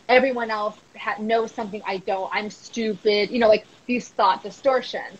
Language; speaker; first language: English; native; English